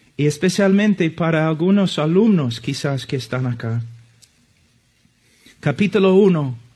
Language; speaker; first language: Spanish; non-native, fluent; English